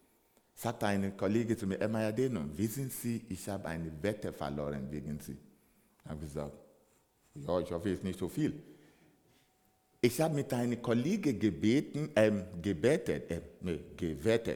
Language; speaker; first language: German; non-native, fluent; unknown